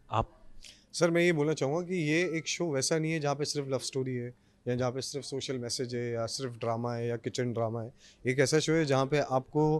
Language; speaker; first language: Hindi; native; Hindi